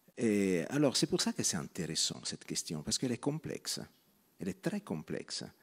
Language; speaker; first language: French; non-native, local second language; Italian